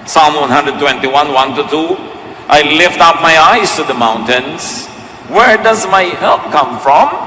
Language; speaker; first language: English; non-native, local second language; Filipino